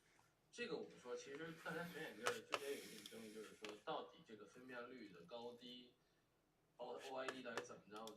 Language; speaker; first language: Chinese; native; Chinese